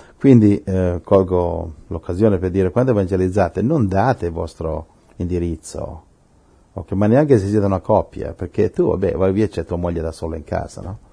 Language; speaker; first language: Italian; non-native, fluent; Spanish